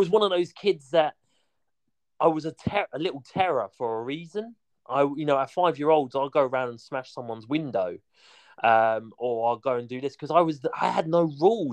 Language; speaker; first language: English; native; English